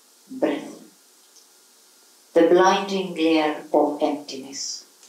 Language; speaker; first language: English; non-native, fluent; Estonian